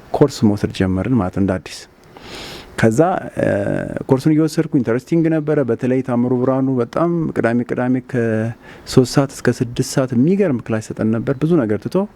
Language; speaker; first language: Amharic; native; Amharic